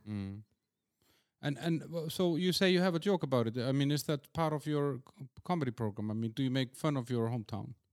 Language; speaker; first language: English; non-native, fluent; Icelandic